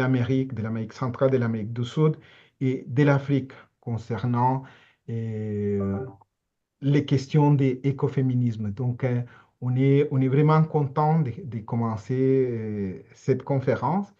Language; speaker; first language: French; non-native, fluent; Spanish